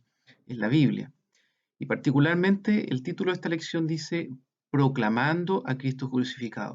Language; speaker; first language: Spanish; native; Spanish